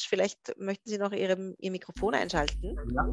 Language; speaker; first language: German; native; German